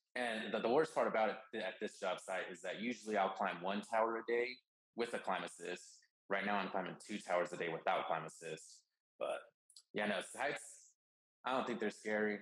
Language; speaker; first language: English; native; English